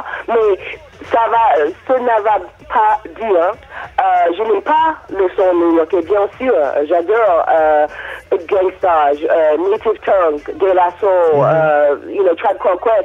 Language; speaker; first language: French; non-native, learner; English